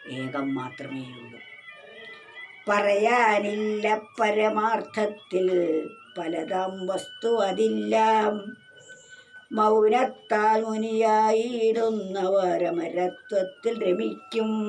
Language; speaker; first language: Malayalam; native; Malayalam